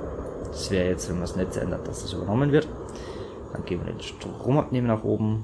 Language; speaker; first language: German; native; German